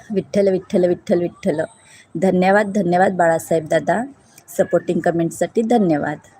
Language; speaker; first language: Hindi; non-native, local second language; Marathi